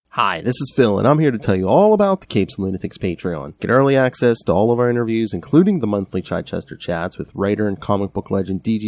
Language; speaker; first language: English; native; English